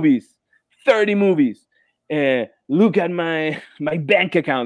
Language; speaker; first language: English; non-native, fluent; Spanish